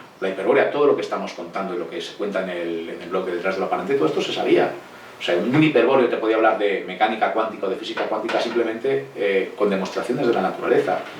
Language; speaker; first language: Spanish; native; Spanish